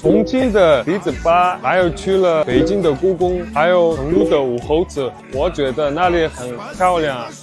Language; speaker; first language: Chinese; non-native, fluent; Mongolian